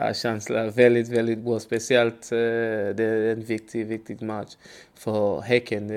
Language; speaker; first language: Swedish; non-native, learner; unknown